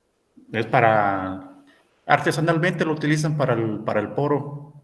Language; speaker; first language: Spanish; native; Spanish